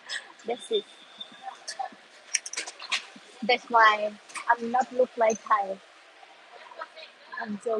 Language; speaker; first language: English; non-native, learner; Thai